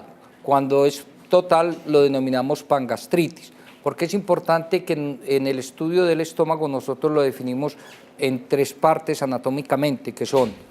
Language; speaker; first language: Spanish; native; Spanish